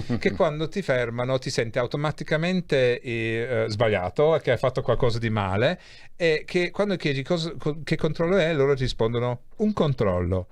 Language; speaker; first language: Italian; early bilingual, heritage; Italian